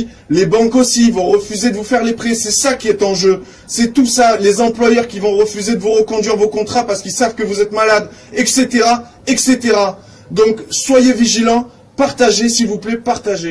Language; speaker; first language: French; native; French